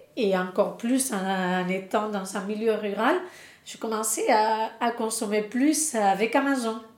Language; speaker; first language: French; non-native, fluent; Spanish